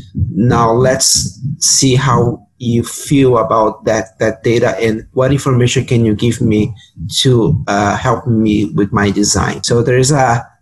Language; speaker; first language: English; non-native, fluent; Portuguese